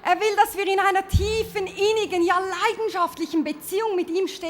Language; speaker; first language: German; native; German